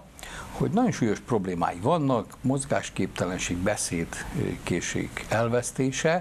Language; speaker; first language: Hungarian; native; Hungarian